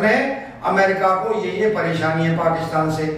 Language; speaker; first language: Hindi; native; Hindi